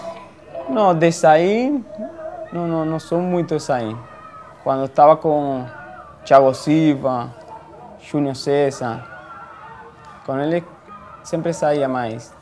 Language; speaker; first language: Portuguese; non-native, fluent; Spanish